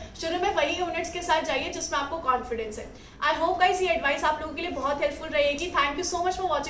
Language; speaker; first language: Hindi; native; Hindi